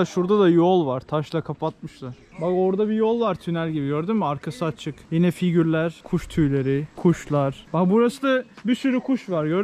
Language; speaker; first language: Turkish; native; Turkish